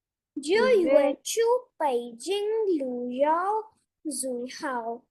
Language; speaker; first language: Chinese; non-native, learner; Urdu